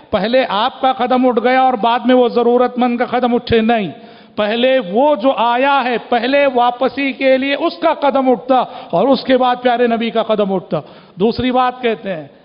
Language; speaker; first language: Urdu; native; Urdu